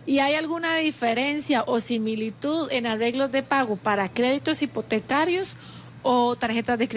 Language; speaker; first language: Spanish; native; Spanish